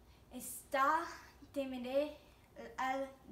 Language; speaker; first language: Spanish; non-native, learner; English